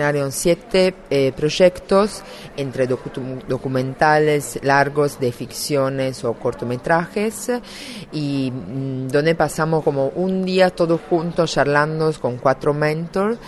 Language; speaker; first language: Spanish; non-native, fluent; Italian